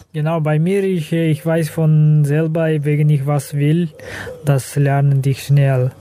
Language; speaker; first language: German; non-native, learner; Kazakh